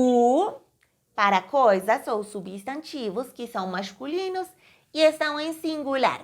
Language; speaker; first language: Portuguese; non-native, fluent; Spanish